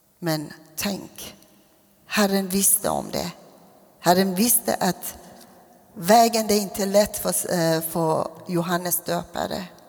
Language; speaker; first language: Swedish; non-native, fluent; Persian